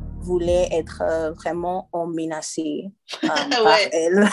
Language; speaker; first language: French; non-native, learner; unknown